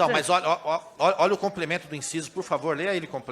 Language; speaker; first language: Portuguese; native; Portuguese